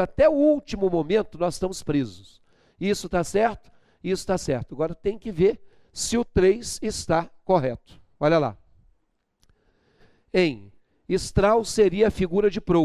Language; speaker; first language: Portuguese; native; Portuguese